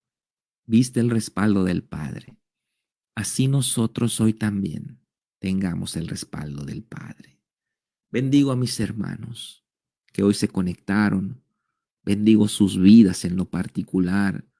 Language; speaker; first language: Spanish; native; Spanish